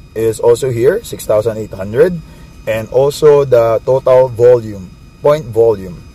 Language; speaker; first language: English; non-native, local second language; Filipino